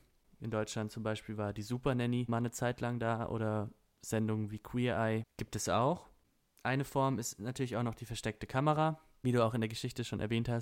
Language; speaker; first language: German; native; German